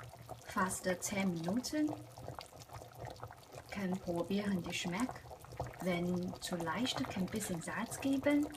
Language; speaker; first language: German; non-native, learner; Chinese